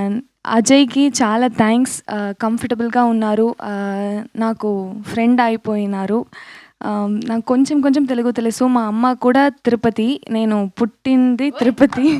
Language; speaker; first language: Telugu; early bilingual, heritage; Tamil